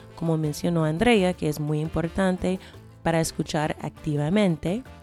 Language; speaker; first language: Spanish; non-native, fluent; English